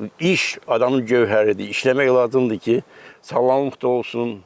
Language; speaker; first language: Azerbaijani; non-native, local second language; Avaric